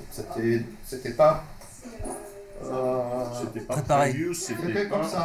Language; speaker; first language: French; non-native, fluent; Bosnian